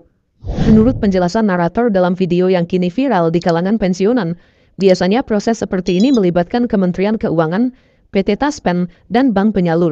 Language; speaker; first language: Indonesian; native; Indonesian